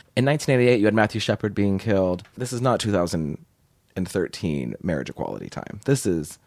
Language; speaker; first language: English; native; English